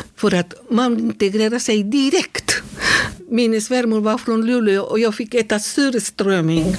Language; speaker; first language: Swedish; non-native, fluent; Spanish